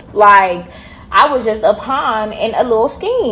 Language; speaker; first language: English; native; English